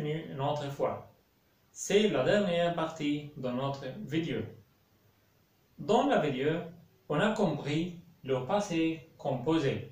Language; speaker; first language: French; non-native, fluent; Arabic